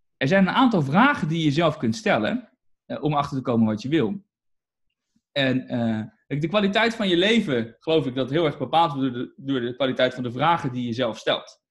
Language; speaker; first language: Dutch; native; Dutch